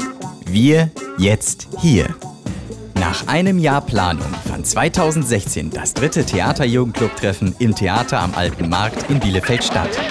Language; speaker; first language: German; native; German